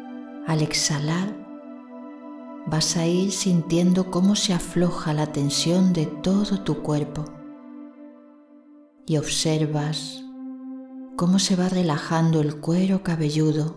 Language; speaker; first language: Spanish; native; Spanish